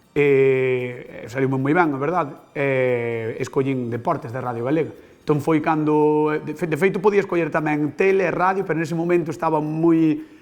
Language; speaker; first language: Galician; native; Galician